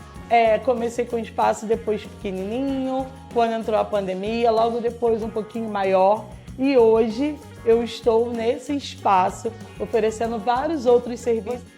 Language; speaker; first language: Portuguese; native; Portuguese